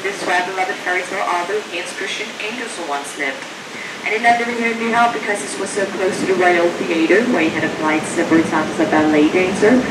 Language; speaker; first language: English; non-native, fluent; Danish